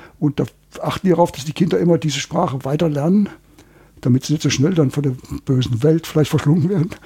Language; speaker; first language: German; native; German